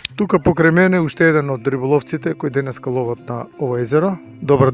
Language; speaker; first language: Macedonian; native; Macedonian